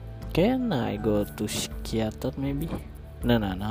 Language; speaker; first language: English; non-native, learner; Indonesian